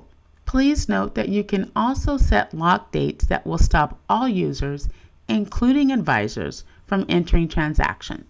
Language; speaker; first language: English; native; English